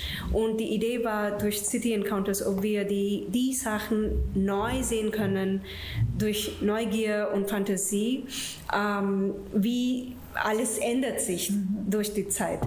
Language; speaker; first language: German; non-native, fluent; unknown